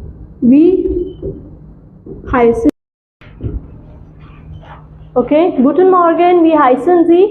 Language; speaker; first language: German; non-native, fluent; Hindi